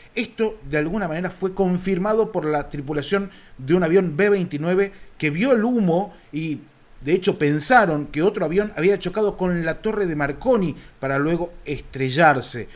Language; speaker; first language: Spanish; native; Spanish